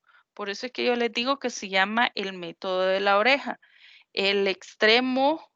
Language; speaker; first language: Spanish; native; Spanish